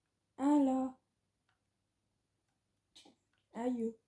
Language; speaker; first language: French; native; French